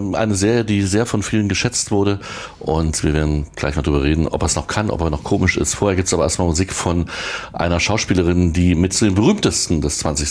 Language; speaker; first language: German; native; German